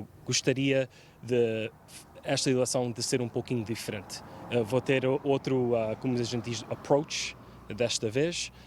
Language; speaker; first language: Portuguese; early bilingual, heritage; Portuguese